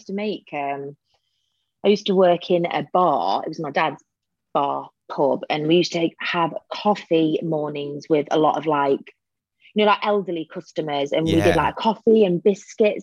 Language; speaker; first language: English; native; English